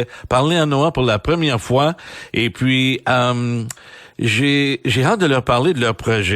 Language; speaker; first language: French; native; French